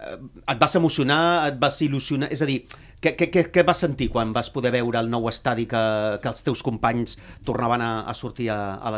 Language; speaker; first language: Catalan; native; Catalan